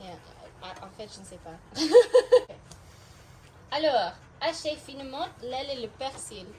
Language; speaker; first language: French; non-native, fluent; English